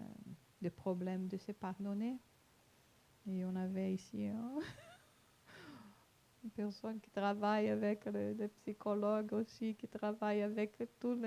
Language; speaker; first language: French; non-native, fluent; Portuguese